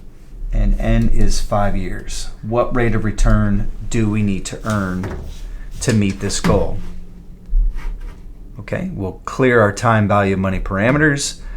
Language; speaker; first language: English; native; English